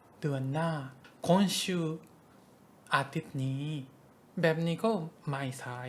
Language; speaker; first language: Thai; non-native, fluent; Japanese